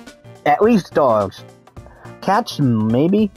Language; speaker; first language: English; native; English